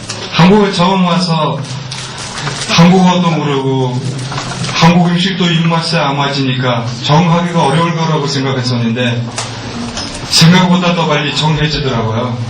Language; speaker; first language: Korean; non-native, fluent; Mongolian